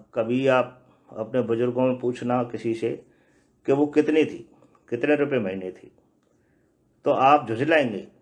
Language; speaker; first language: Hindi; native; Hindi